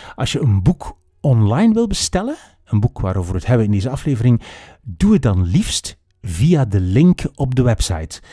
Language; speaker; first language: Dutch; native; Dutch